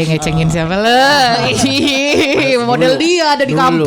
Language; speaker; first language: Indonesian; native; Indonesian